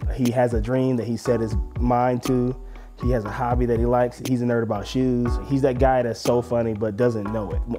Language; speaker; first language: English; native; English